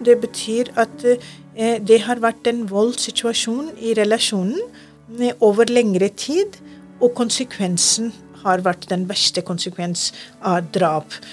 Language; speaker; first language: Norwegian; non-native, fluent; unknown